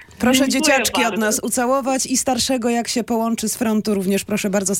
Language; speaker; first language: Polish; native; Polish